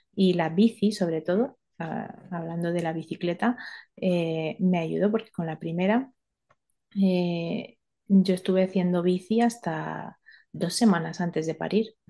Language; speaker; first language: Spanish; early bilingual, other home language; Romanian